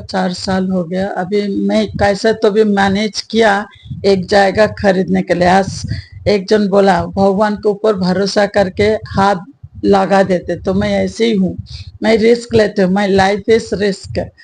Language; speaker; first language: Hindi; non-native, local second language; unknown